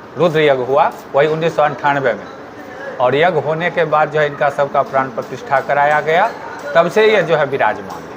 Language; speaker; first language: Hindi; native; Hindi